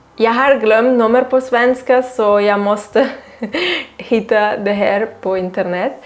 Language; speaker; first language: Swedish; non-native, learner; Catalan